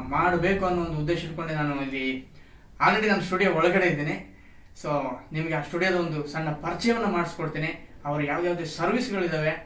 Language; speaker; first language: Kannada; native; Kannada